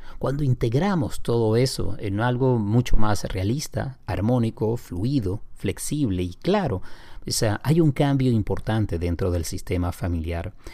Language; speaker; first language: Spanish; native; Spanish